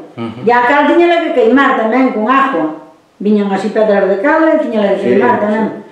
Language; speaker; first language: Galician; native; Galician